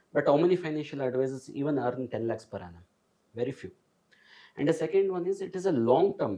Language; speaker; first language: English; non-native, local second language; Kannada